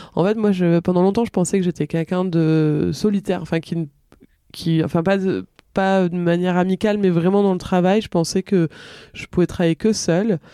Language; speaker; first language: French; native; French